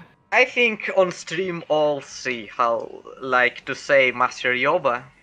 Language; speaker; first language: English; non-native, learner; Russian